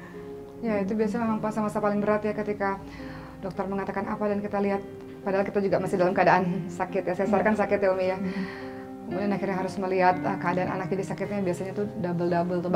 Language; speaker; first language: Indonesian; native; Indonesian